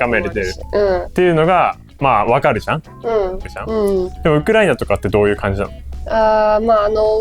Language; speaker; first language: Japanese; native; Japanese